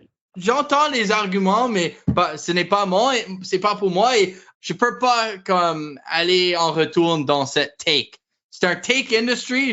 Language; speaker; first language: French; non-native, learner; English